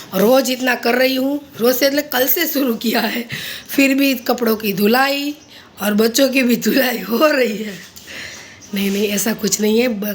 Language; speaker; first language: Hindi; non-native, local second language; Gujarati